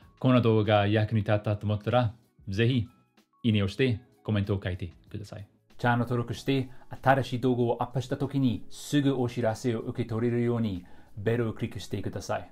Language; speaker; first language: Japanese; non-native, fluent; English